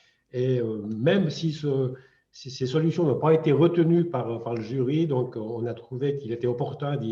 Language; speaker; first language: French; native; French